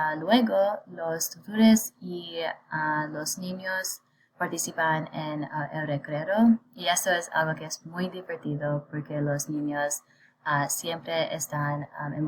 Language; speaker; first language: Spanish; non-native, learner; English